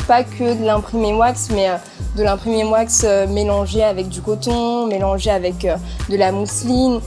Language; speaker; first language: French; native; French